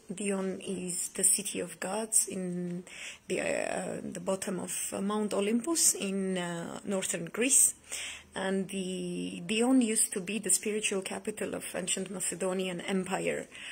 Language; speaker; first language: English; non-native, fluent; Armenian